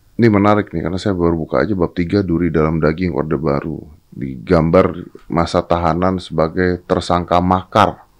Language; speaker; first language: Indonesian; native; Indonesian